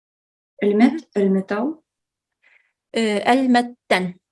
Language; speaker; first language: Japanese; non-native, fluent; Tatar